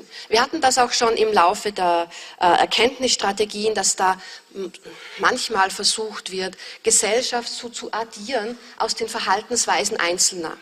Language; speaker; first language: German; native; German